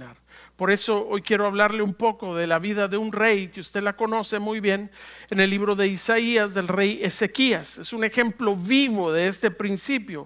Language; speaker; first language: Spanish; native; Spanish